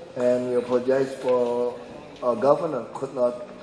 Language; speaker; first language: English; non-native, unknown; Indonesian